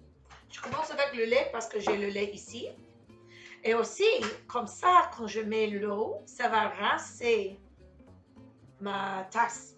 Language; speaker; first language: French; non-native, fluent; English